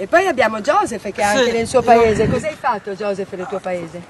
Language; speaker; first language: Italian; native; Italian